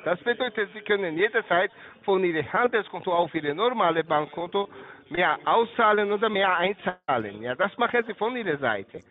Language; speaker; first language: German; non-native, learner; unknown